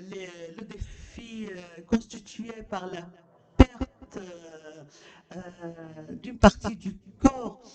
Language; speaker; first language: French; non-native, fluent; Arabic